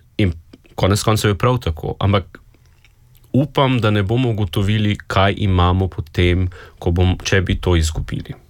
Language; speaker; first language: Slovenian; native; Slovenian